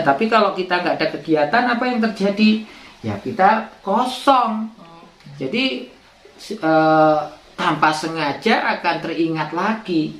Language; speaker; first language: Indonesian; native; Indonesian